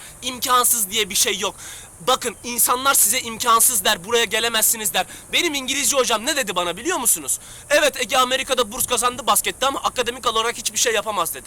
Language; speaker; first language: Turkish; native; Turkish